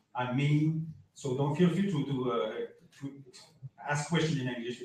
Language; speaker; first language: English; non-native, fluent; French